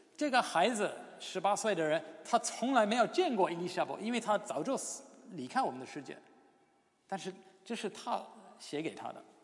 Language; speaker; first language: Chinese; non-native, fluent; English